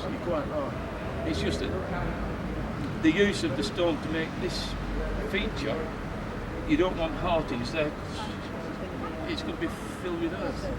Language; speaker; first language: English; native; English